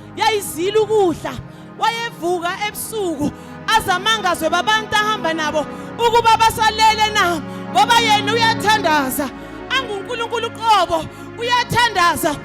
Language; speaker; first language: Zulu; non-native, local second language; South Ndebele